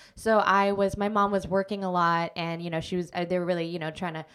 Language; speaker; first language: English; native; English